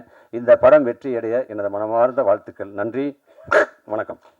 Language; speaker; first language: Tamil; native; Tamil